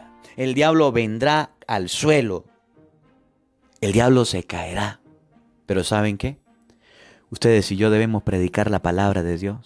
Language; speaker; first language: Spanish; native; Spanish